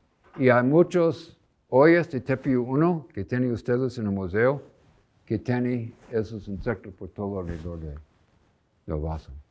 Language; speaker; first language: Spanish; non-native, fluent; English